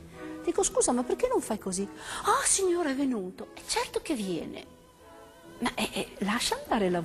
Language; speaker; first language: Italian; native; Italian